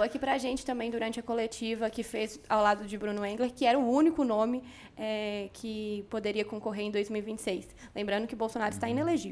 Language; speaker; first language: Portuguese; native; Portuguese